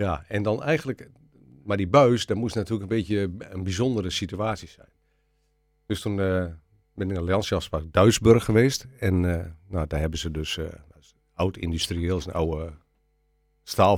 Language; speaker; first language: Dutch; native; Dutch